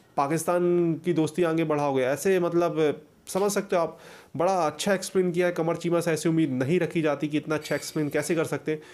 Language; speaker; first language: Hindi; native; Hindi